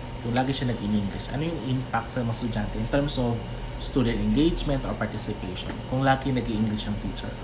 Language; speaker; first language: Filipino; non-native, local second language; Cebuano